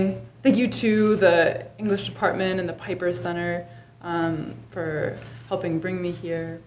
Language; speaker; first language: English; native; English